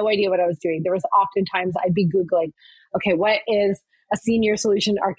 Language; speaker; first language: English; native; English